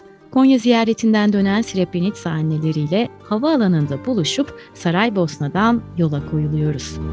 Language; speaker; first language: Turkish; native; Turkish